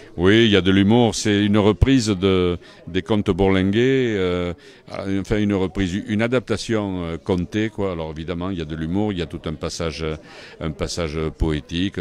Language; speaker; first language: French; native; French